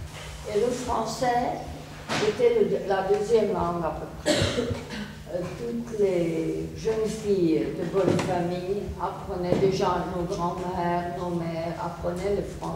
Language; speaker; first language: French; non-native, fluent; Czech